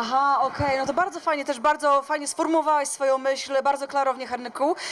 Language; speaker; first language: Polish; native; Polish